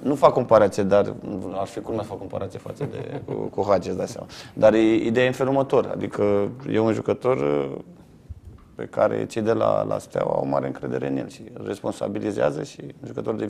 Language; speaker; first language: Romanian; native; Romanian